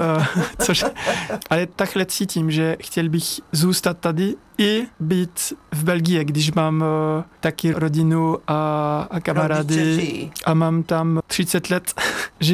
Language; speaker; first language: Czech; non-native, fluent; French